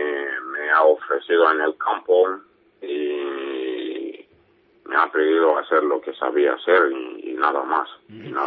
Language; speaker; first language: Spanish; non-native, learner; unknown